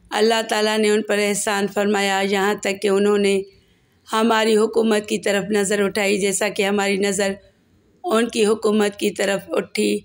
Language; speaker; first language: Urdu; native; Urdu